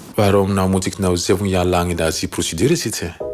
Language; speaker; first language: Dutch; non-native, fluent; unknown